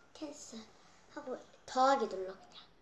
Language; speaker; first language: Korean; native; Korean